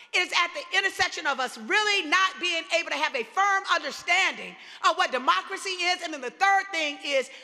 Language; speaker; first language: English; native; English